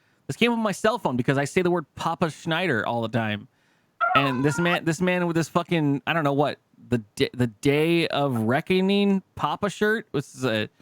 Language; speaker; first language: English; native; English